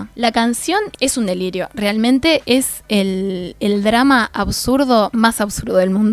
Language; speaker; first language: Spanish; native; Spanish